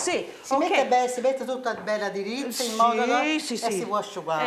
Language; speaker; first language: Italian; native; Italian